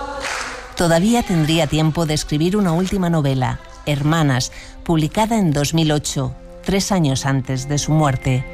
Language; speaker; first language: Spanish; native; Spanish